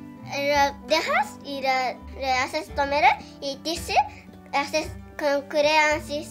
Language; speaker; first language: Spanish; early bilingual, heritage; Spanish